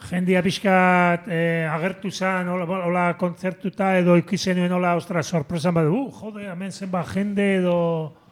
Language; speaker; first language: Basque; native; Basque